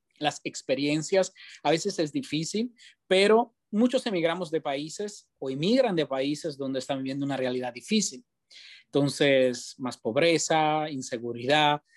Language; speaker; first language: Spanish; non-native, fluent; Italian